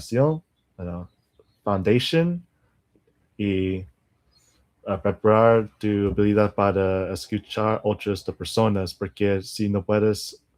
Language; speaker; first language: Spanish; non-native, learner; English